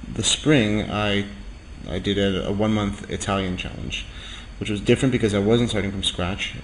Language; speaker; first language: English; native; English